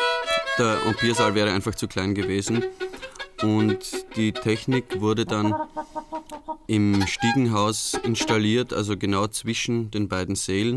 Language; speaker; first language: German; native; German